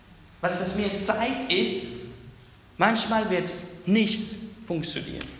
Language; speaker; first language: German; non-native, fluent; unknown